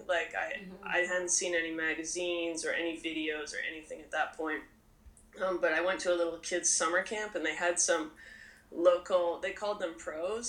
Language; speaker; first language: English; native; English